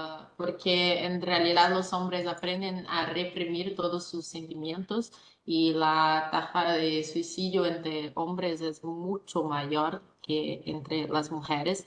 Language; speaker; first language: Spanish; non-native, fluent; Portuguese